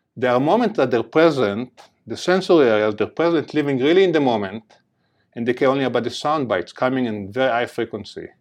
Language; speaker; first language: English; non-native, fluent; Hebrew